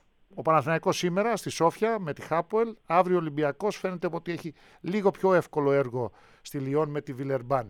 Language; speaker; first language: Greek; native; Greek